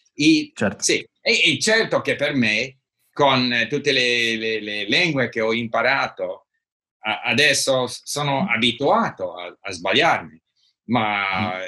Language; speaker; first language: Italian; non-native, learner; English